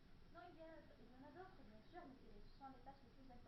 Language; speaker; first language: French; non-native, learner; Arabic